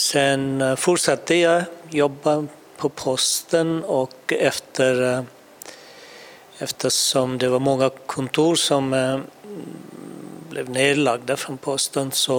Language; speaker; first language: Swedish; non-native, fluent; Urdu